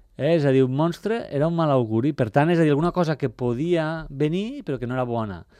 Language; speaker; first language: Catalan; native; Catalan